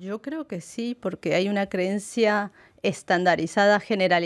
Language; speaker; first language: Spanish; non-native, fluent; French